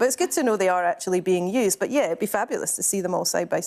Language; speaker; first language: English; native; English